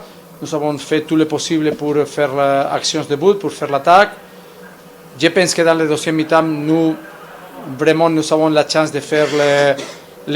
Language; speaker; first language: French; non-native, fluent; Spanish